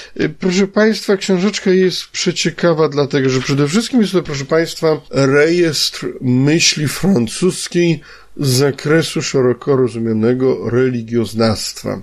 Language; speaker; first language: Polish; native; Polish